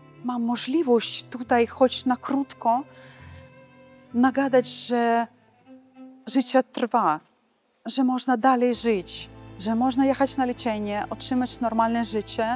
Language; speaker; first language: Polish; non-native, fluent; Ukrainian